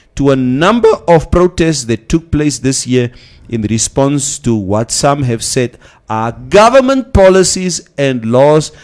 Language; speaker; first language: English; non-native, local second language; Afrikaans